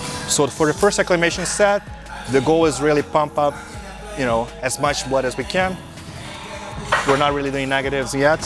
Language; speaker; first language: English; non-native, fluent; Portuguese